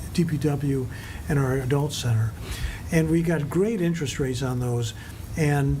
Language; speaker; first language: English; native; English